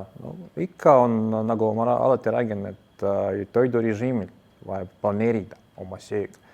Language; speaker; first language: Estonian; non-native, local second language; Russian